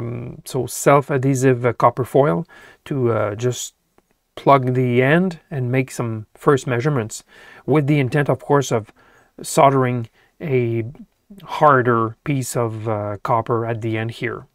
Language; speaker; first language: English; non-native, local second language; French